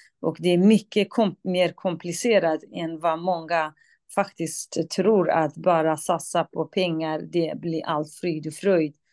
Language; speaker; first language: Swedish; non-native, fluent; Kurdish